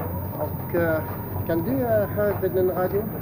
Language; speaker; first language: Swedish; non-native, learner; French